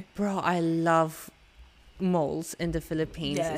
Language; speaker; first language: English; non-native, local second language; Filipino